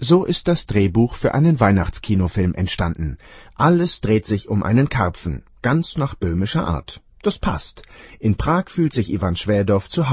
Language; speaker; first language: German; native; German